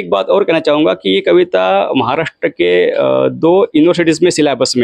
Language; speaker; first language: Hindi; non-native, local second language; Marathi